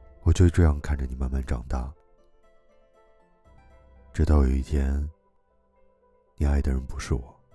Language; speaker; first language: Chinese; native; Chinese